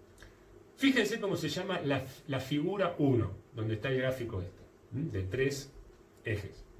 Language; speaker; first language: Spanish; native; Spanish